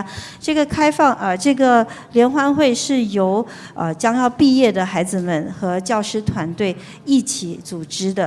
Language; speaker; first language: Chinese; native; Chinese